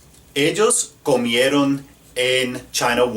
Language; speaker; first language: Spanish; non-native, fluent; English